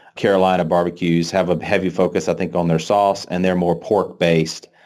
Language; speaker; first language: English; native; English